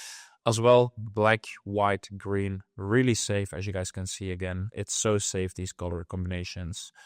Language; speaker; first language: English; non-native, fluent; Dutch